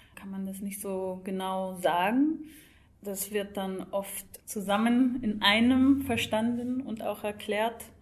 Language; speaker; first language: German; non-native, fluent; English